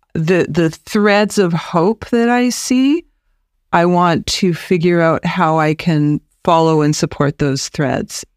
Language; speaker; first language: English; native; English